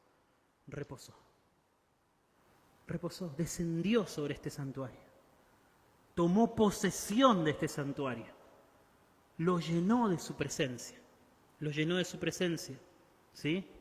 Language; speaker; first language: Spanish; native; Spanish